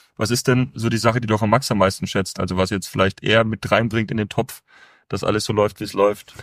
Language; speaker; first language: German; native; German